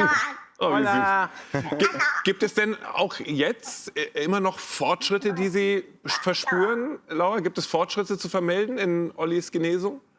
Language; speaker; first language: German; native; German